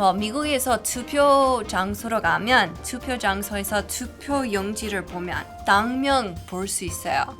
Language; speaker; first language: Korean; non-native, fluent; English